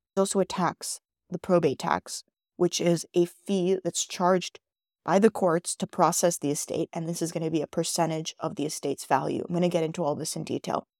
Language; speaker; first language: English; native; English